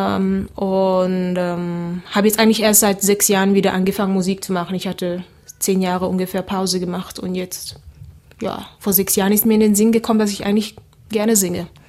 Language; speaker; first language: German; early bilingual, other home language; Seselwa Creole French